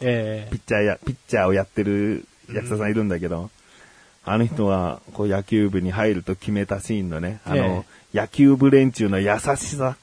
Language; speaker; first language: Japanese; native; Japanese